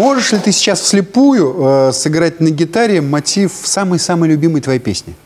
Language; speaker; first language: Russian; native; Russian